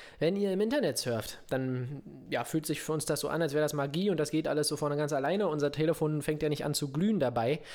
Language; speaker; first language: German; native; German